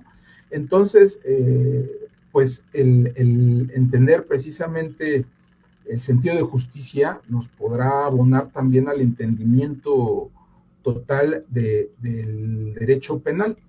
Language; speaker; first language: Spanish; native; Spanish